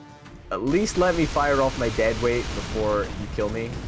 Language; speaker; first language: English; native; English